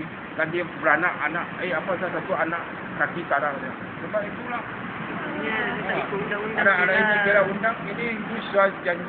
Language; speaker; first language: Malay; non-native, local second language; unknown